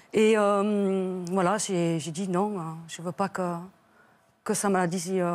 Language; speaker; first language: French; native; French